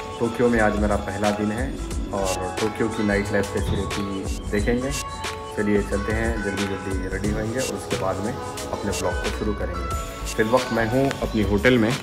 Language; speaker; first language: Hindi; native; Hindi